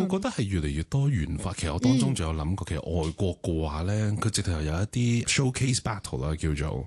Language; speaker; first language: Cantonese; native; Cantonese